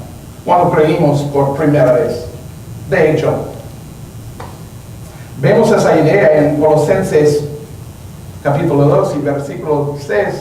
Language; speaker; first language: Spanish; non-native, learner; English